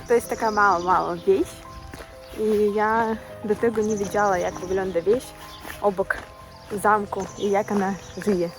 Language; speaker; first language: Polish; non-native, learner; Russian